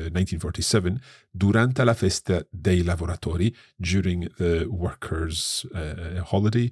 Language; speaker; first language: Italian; non-native, fluent; English